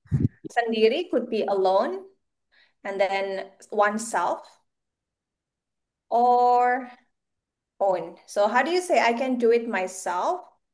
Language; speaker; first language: English; non-native, fluent; Indonesian